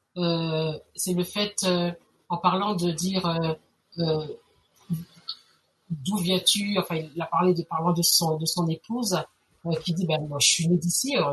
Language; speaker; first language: French; native; French